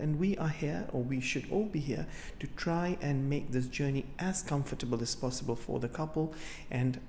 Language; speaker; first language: English; non-native, local second language; Gujarati